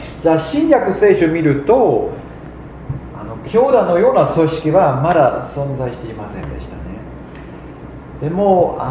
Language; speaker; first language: Japanese; non-native, fluent; German